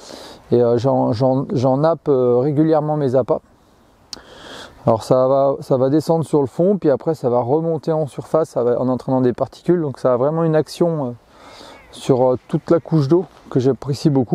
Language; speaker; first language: French; native; French